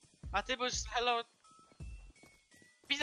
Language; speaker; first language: Polish; native; Polish